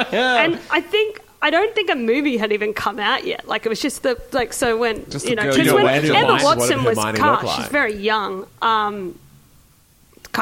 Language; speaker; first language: English; native; English